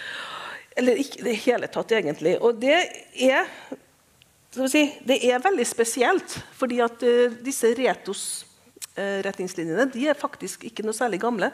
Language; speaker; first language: Norwegian; native; Norwegian